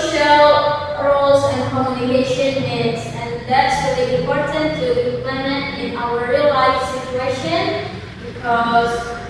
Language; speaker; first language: English; non-native, fluent; Indonesian